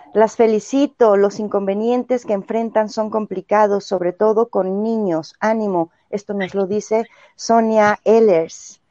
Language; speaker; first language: Spanish; native; Spanish